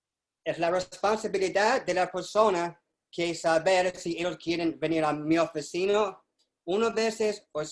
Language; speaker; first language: Spanish; non-native, learner; English